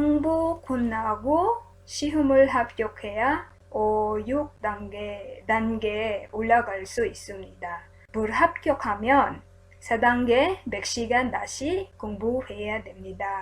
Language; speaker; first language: Korean; non-native, learner; Filipino